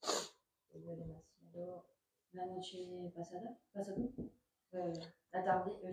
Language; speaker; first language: Spanish; non-native, learner; French